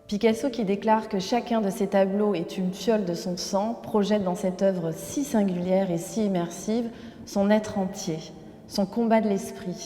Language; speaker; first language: French; native; French